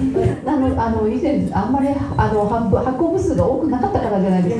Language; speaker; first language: Japanese; native; Japanese